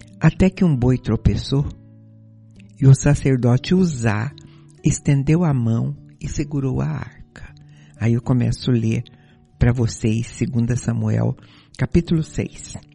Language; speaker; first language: Portuguese; native; Portuguese